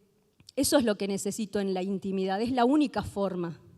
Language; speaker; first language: Spanish; native; Spanish